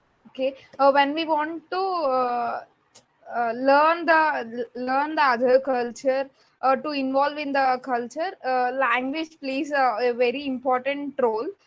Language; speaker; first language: English; non-native, learner; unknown